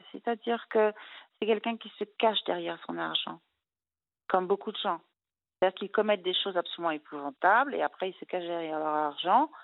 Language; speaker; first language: French; native; French